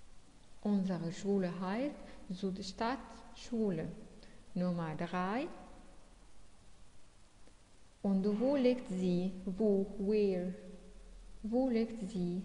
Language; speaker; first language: German; non-native, fluent; Arabic